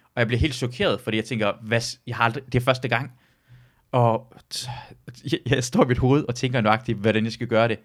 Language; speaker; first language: Danish; early bilingual, other home language; Persian